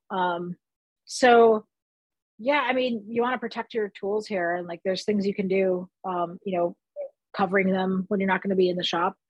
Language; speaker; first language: English; native; English